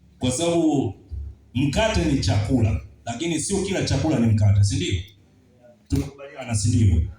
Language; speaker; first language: Swahili; native; Swahili